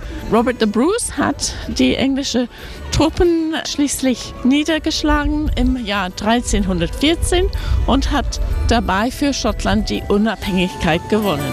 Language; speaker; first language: German; non-native, fluent; English